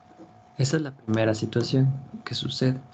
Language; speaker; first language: Spanish; native; Spanish